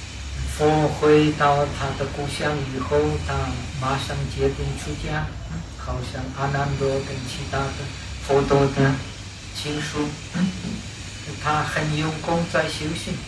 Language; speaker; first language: Chinese; non-native, fluent; Czech